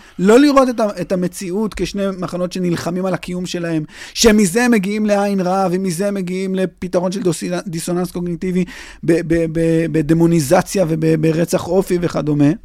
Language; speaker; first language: Hebrew; native; Hebrew